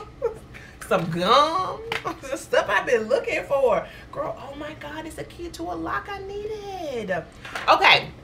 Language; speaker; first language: English; native; English